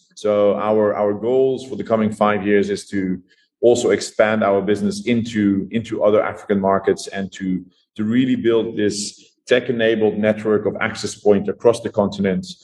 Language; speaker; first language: English; non-native, fluent; Dutch